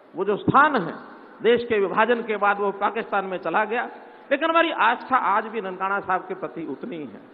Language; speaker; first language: Hindi; non-native, local second language; Punjabi